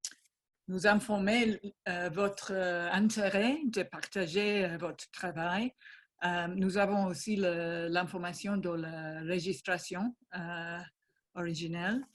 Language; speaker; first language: French; non-native, fluent; English